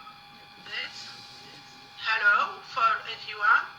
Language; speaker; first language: English; non-native, learner; Arabic